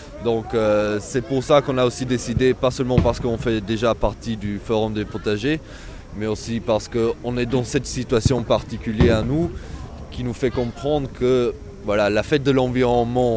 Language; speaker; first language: French; non-native, fluent; Italian